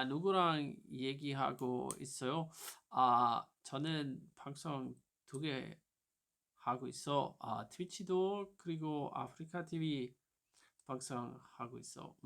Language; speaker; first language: Korean; non-native, learner; German